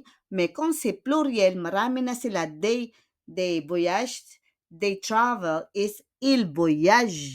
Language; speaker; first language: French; non-native, fluent; Filipino